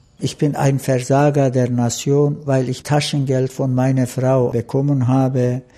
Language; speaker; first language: German; non-native, fluent; Turkish